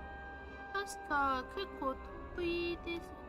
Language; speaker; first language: Japanese; non-native, learner; Chinese